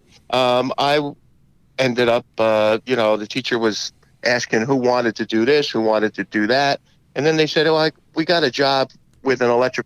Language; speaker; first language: English; native; English